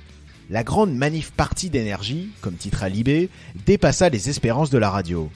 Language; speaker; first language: French; native; French